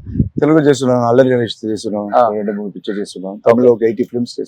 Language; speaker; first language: Telugu; non-native, local second language; Tamil